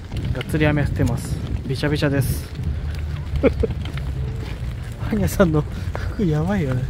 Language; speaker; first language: Japanese; native; Japanese